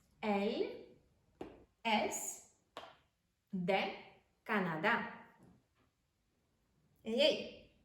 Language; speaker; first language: Spanish; non-native, fluent; Ukrainian